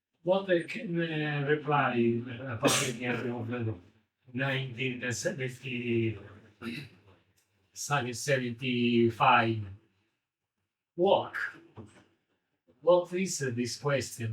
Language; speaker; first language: English; non-native, learner; Italian